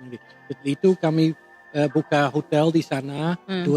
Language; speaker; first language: Indonesian; non-native, fluent; Dutch